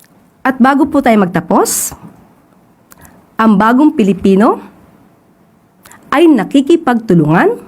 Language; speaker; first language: Filipino; native; Filipino